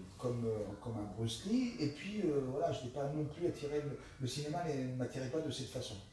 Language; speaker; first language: French; early bilingual, other home language; Italian